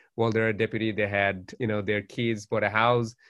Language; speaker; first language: English; non-native, local second language; Bangla